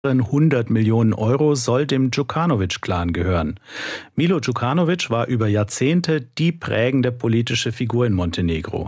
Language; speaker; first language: German; native; German